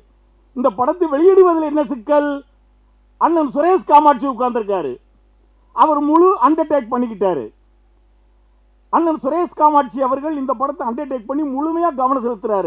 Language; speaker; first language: Tamil; native; Tamil